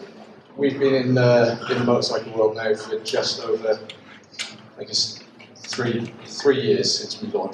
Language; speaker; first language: English; native; English